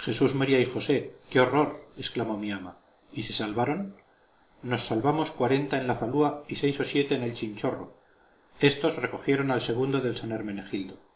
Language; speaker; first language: Spanish; native; Spanish